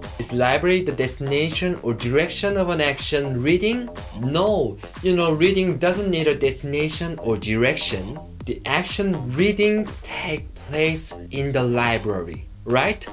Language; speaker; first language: English; non-native, fluent; Korean